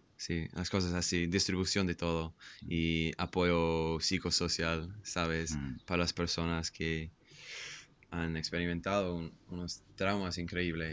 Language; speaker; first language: Spanish; non-native, fluent; English